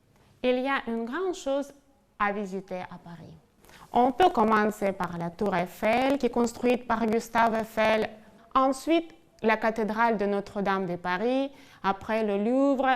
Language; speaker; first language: French; non-native, fluent; Ukrainian